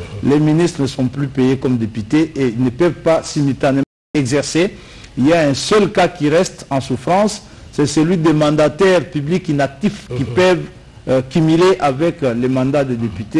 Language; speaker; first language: French; non-native, local second language; Luba-Lulua